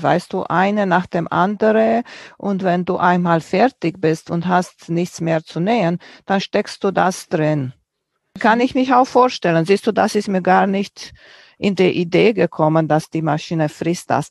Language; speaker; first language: German; non-native, fluent; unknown